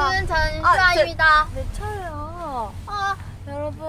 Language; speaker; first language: Korean; non-native, fluent; Thai